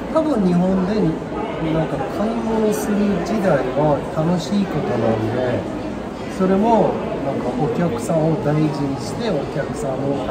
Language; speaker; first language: Japanese; non-native, fluent; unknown